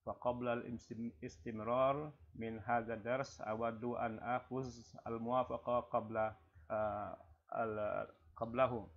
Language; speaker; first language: Arabic; non-native, fluent; Indonesian